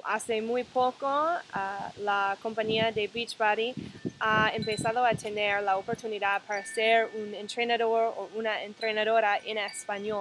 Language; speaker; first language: Spanish; non-native, fluent; English